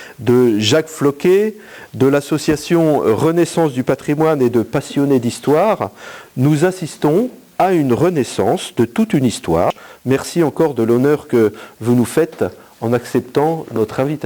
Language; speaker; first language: French; native; French